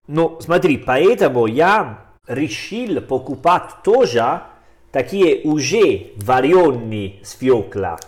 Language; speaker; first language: Russian; non-native, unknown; Italian